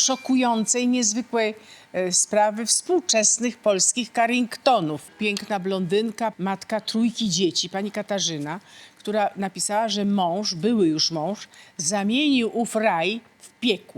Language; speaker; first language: Polish; native; Polish